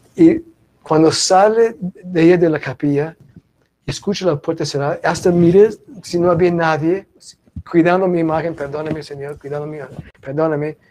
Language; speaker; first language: Spanish; non-native, fluent; English